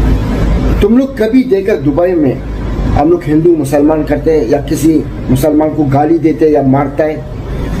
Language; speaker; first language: Hindi; non-native, fluent; Arabic